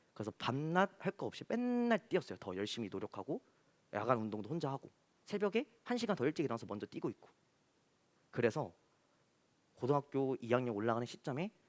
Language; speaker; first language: Korean; native; Korean